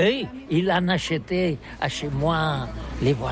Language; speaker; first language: French; non-native, learner; Catalan